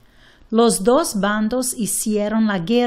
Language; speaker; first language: Spanish; non-native, fluent; English